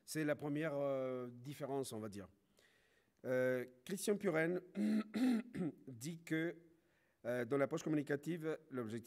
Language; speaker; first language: French; non-native, fluent; Spanish